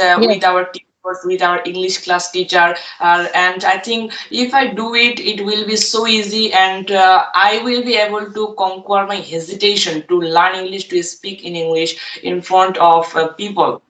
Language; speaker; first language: English; non-native, learner; Bangla